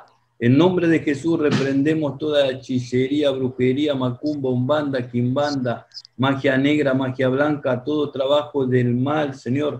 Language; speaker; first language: Spanish; non-native, fluent; Portuguese